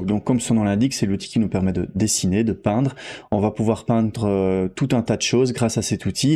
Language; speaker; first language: French; native; French